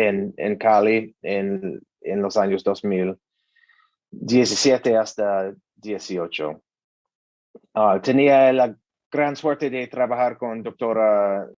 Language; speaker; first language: Spanish; non-native, learner; English